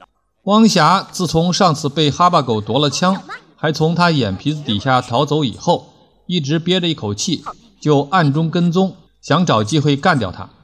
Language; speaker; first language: Chinese; native; Chinese